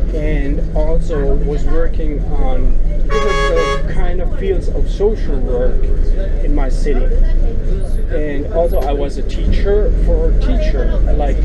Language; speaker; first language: English; non-native, fluent; German